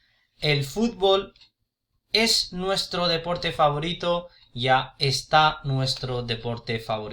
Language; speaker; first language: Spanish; non-native, fluent; Urdu